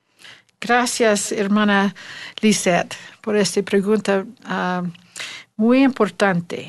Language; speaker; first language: Spanish; non-native, learner; English